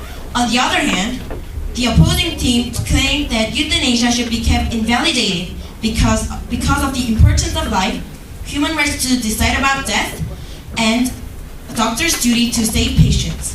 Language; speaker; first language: English; non-native, fluent; Korean